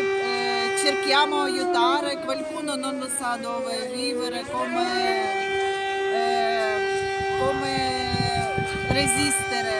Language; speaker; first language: Italian; non-native, learner; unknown